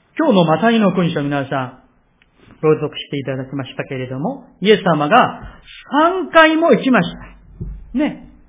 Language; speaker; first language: Japanese; non-native, fluent; Korean